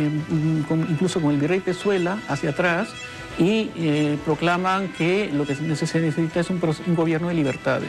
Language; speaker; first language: Spanish; native; Spanish